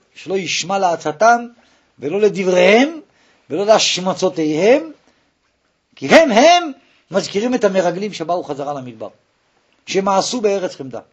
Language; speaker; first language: Hebrew; native; Hebrew